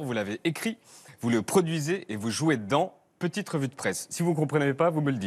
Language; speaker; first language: French; native; French